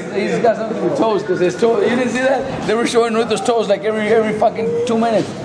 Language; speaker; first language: English; native; English